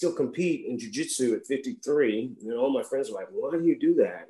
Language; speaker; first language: English; native; English